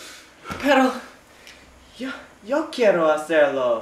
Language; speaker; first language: Spanish; non-native, learner; English